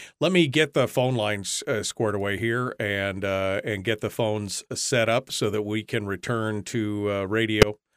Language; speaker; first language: English; native; English